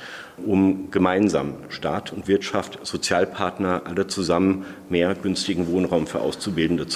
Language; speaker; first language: German; native; German